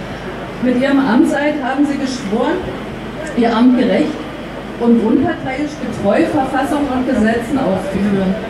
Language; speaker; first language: German; native; German